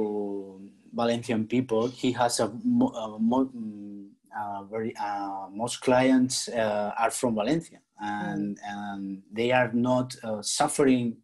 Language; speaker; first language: English; non-native, learner; Spanish